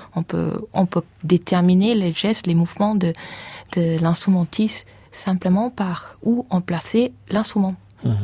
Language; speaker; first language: French; non-native, fluent; English